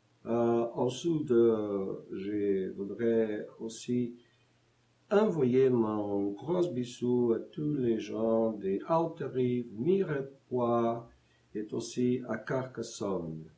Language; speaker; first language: French; non-native, learner; Portuguese